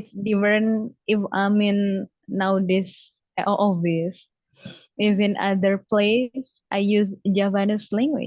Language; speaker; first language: English; non-native, fluent; Javanese